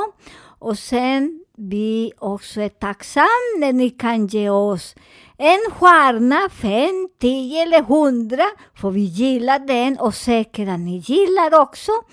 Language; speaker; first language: Swedish; non-native, fluent; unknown